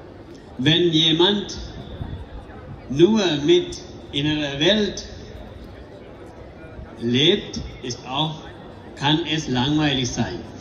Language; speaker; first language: German; non-native, learner; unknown